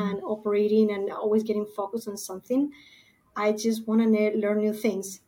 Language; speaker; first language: English; non-native, fluent; Spanish